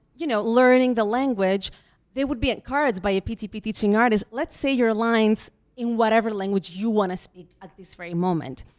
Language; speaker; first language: English; non-native, fluent; Greek